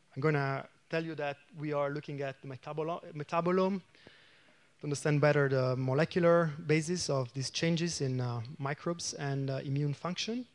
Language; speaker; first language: English; non-native, fluent; Italian